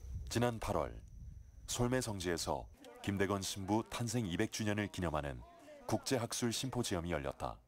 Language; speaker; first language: Korean; native; Korean